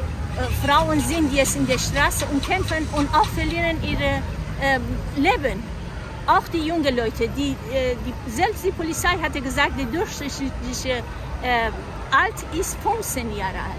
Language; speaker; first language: German; non-native, fluent; Persian